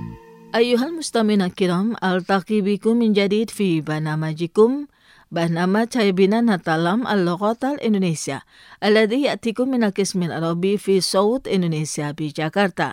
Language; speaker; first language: Arabic; non-native, fluent; Indonesian